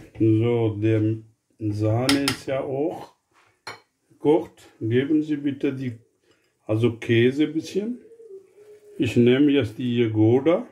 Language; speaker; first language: German; non-native, fluent; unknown